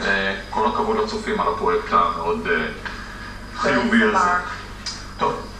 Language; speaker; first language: Hebrew; native; Hebrew